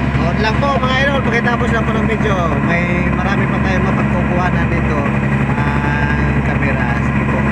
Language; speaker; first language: Filipino; non-native, local second language; Cebuano